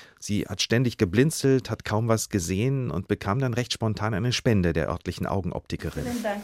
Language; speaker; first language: German; native; German